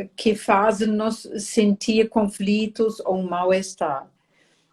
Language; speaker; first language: Portuguese; non-native, fluent; German